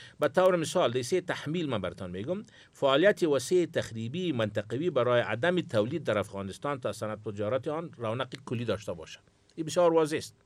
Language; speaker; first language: Persian; native; Persian